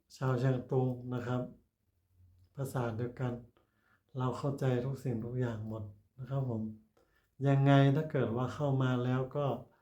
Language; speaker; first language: Thai; native; Thai